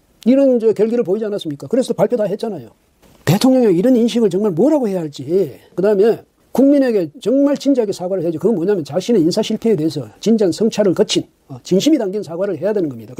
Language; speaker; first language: Korean; native; Korean